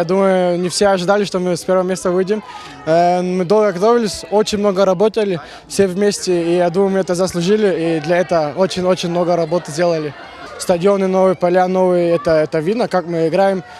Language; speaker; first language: Russian; non-native, local second language; Kyrgyz